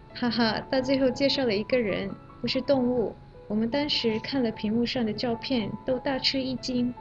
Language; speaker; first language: Chinese; non-native, local second language; Malay